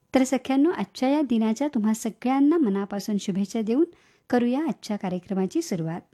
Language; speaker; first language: Marathi; native; Marathi